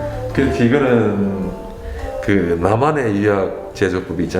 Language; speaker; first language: Korean; native; Korean